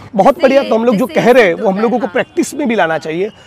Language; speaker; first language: Hindi; non-native, local second language; Gujarati